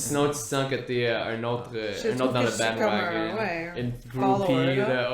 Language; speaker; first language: French; native; French